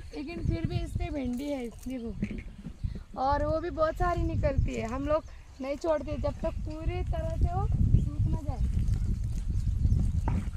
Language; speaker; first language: Hindi; non-native, local second language; Marathi